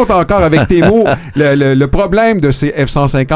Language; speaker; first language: French; native; French